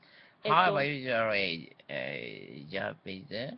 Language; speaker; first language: English; non-native, learner; Japanese